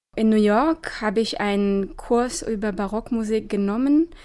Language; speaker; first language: German; non-native, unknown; Hebrew